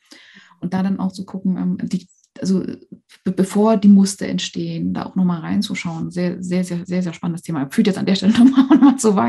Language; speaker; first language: German; native; German